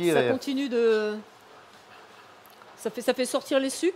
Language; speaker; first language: French; native; French